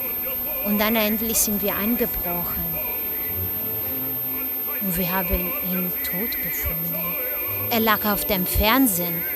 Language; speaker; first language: German; non-native, learner; Italian